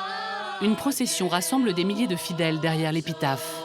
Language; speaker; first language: French; native; French